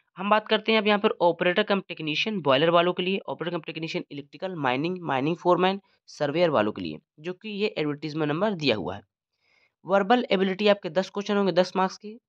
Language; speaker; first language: Hindi; native; Hindi